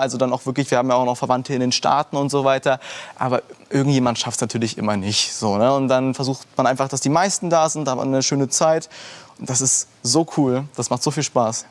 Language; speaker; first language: German; early bilingual, heritage; German